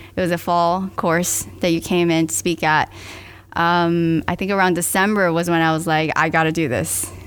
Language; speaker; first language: English; native; English